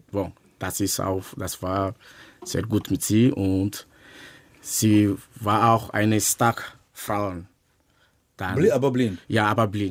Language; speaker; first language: German; non-native, learner; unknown